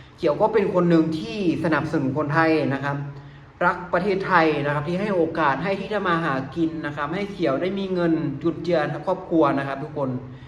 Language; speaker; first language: Thai; native; Thai